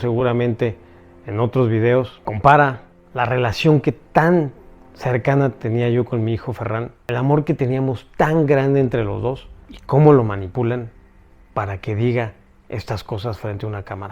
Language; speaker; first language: Spanish; native; Spanish